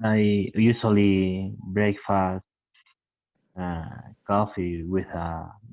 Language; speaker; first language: English; non-native, learner; Spanish